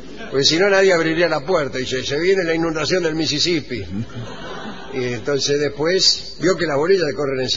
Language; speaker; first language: Spanish; native; Spanish